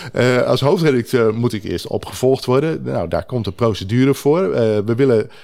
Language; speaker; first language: Dutch; native; Dutch